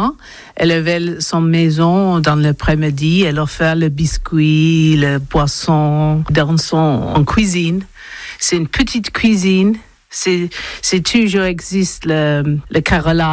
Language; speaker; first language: French; non-native, learner; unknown